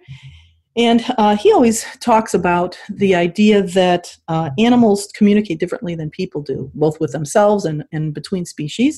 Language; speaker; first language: English; native; English